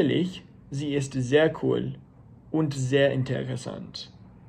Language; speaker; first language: German; non-native, learner; English